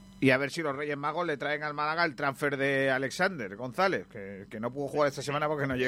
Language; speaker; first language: Spanish; native; Spanish